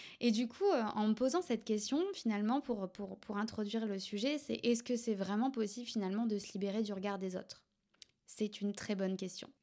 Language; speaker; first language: French; native; French